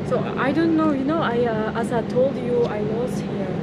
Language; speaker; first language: English; non-native, learner; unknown